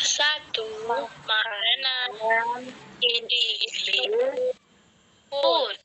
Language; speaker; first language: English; non-native, learner; Indonesian